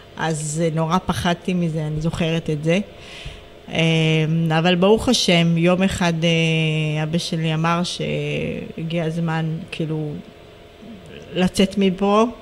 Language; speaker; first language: Hebrew; early bilingual, other home language; Amharic